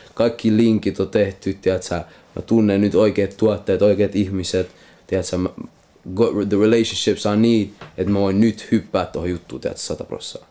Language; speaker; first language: Finnish; non-native, local second language; Swedish